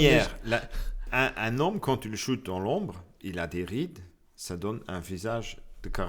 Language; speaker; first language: French; non-native, local second language; Luxembourgish